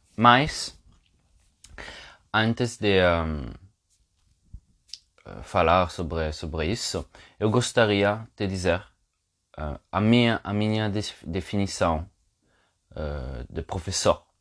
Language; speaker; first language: Portuguese; non-native, fluent; Italian